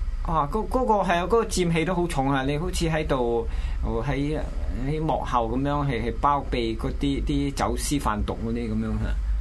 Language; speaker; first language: Cantonese; native; Cantonese